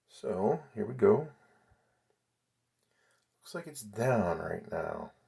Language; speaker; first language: English; native; English